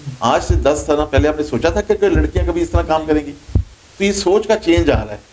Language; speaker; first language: Urdu; non-native, local second language; Punjabi